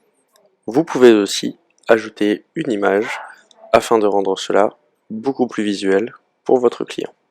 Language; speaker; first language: French; native; French